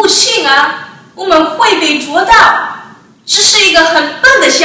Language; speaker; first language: Chinese; non-native, learner; English